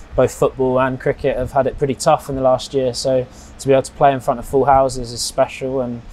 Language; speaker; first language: English; native; English